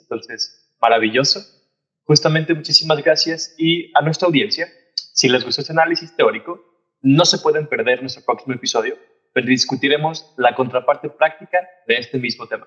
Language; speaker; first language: Spanish; native; Spanish